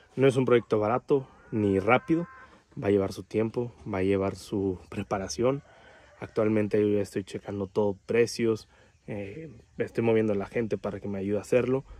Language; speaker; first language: Spanish; native; Spanish